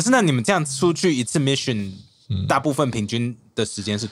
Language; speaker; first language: Chinese; native; Chinese